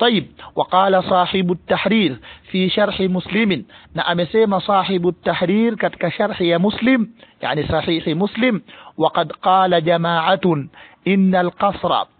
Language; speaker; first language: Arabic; non-native, fluent; Swahili